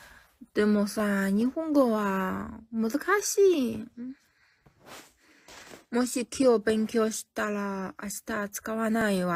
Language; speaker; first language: Japanese; non-native, learner; Chinese